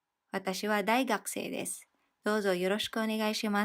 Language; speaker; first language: Japanese; non-native, fluent; Filipino